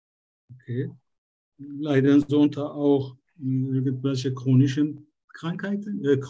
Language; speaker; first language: German; non-native, learner; Turkish